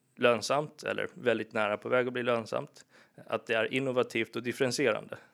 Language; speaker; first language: Swedish; early bilingual, other home language; English